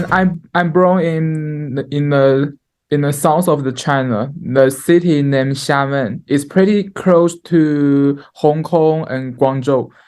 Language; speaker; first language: English; non-native, learner; Chinese